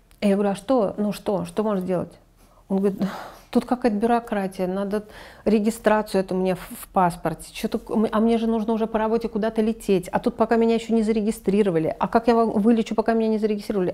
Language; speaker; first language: Russian; native; Russian